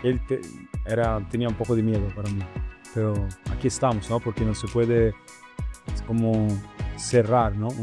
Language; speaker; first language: Spanish; non-native, learner; Italian